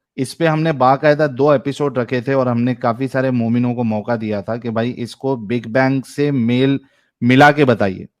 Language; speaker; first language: Hindi; native; Hindi